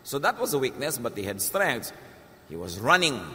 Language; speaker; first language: English; non-native, local second language; Filipino